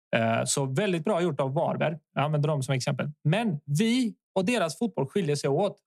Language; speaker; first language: Swedish; early bilingual, other home language; Bosnian